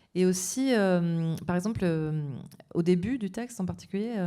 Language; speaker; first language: French; native; French